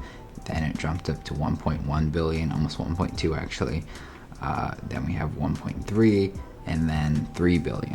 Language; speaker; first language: English; native; English